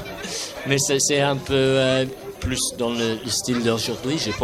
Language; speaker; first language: French; non-native, fluent; English